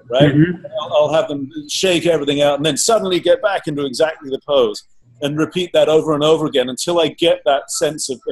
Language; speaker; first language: English; native; English